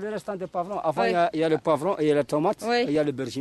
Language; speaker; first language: French; non-native, local second language; Arabic